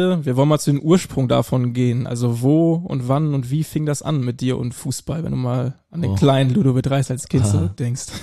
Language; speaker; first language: German; native; German